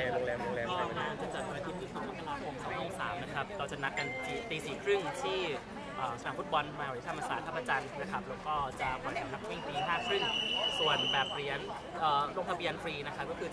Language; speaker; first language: Thai; native; Thai